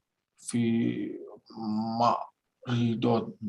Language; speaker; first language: Arabic; non-native, learner; Indonesian